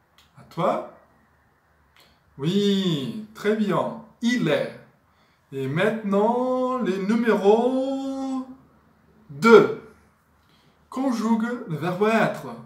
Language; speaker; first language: French; non-native, fluent; Portuguese